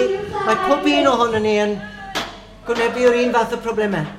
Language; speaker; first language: Welsh; non-native, fluent; English